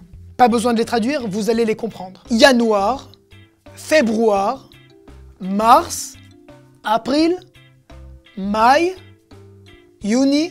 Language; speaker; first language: French; native; French